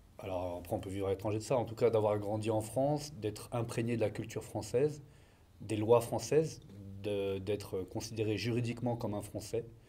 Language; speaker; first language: French; native; French